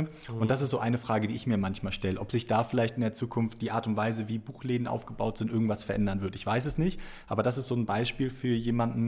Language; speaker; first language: German; native; German